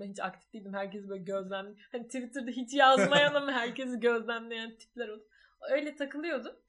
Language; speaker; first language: Turkish; native; Turkish